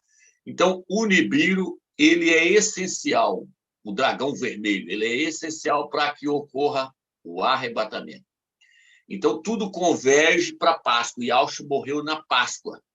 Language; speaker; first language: Portuguese; native; Portuguese